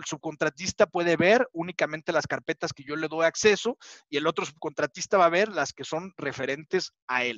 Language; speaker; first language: Spanish; native; Spanish